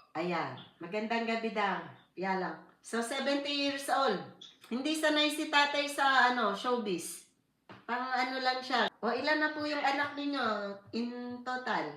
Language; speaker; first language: Filipino; native; Filipino